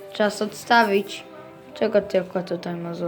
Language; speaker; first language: Polish; early bilingual, heritage; Polish